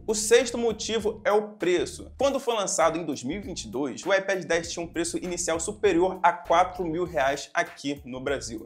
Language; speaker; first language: Portuguese; native; Portuguese